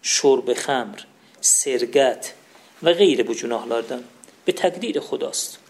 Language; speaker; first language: Persian; non-native, local second language; Azerbaijani